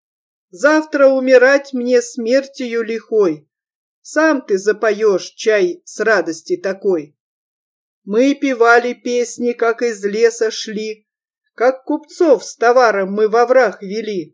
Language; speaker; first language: Russian; native; Russian